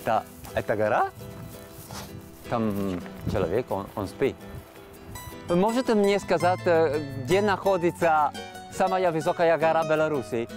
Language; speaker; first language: Russian; non-native, learner; Italian